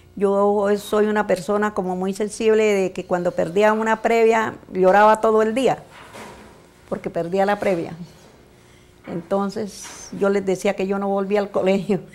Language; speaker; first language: Spanish; native; Spanish